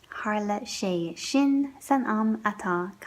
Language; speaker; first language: Irish; non-native, local second language; English